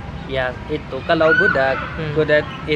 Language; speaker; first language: Indonesian; non-native, learner; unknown